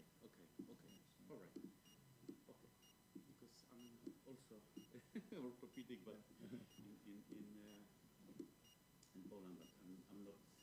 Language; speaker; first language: English; non-native, learner; Polish